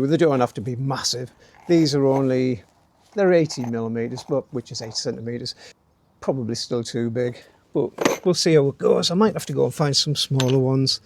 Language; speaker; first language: English; native; English